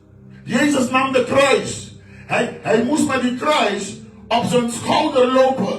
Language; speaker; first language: Dutch; non-native, fluent; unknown